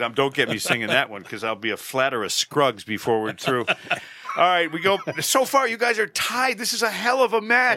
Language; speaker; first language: English; native; English